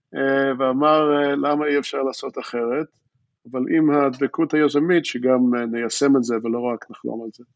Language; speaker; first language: Hebrew; early bilingual, other home language; English